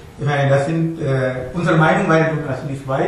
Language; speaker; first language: German; non-native, learner; Tamil